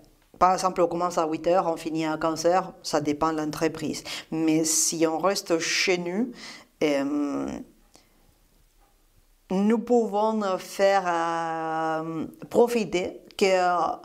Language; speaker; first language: French; non-native, fluent; Spanish